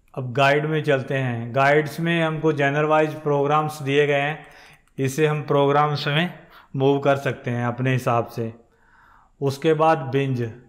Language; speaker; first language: Hindi; non-native, local second language; Punjabi